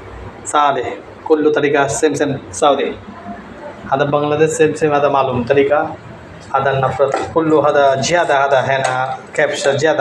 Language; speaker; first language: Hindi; non-native, learner; Bangla